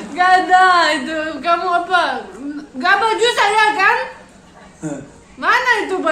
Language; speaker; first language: Indonesian; non-native, learner; Russian